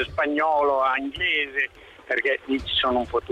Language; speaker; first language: Italian; non-native, fluent; Swahili